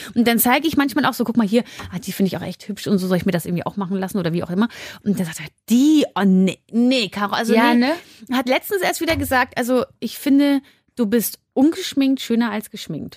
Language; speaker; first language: German; native; German